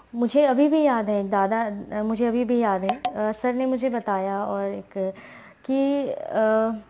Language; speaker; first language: Hindi; native; Hindi